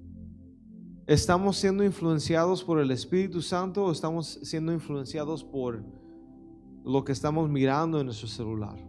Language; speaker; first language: Spanish; early bilingual, heritage; Spanish